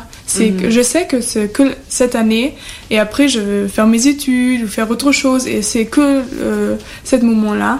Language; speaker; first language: French; non-native, fluent; German